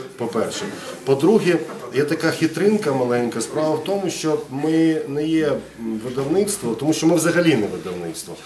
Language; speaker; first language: Ukrainian; non-native, local second language; Russian